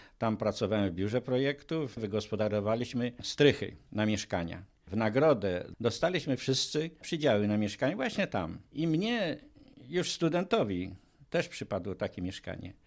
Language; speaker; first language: Polish; native; Polish